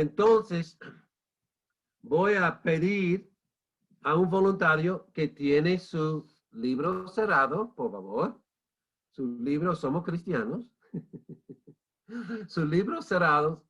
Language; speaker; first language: Spanish; non-native, fluent; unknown